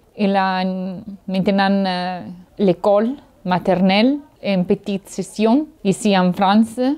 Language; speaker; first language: French; non-native, learner; Italian